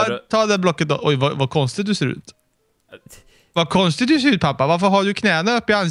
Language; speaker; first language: Swedish; native; Swedish